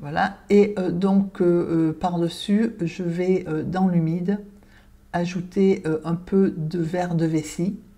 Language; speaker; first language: French; native; French